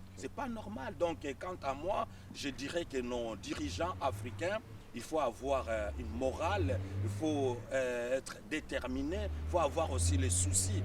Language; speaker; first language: French; non-native, local second language; Lingala